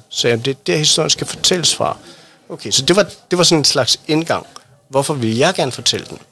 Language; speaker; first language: Danish; native; Danish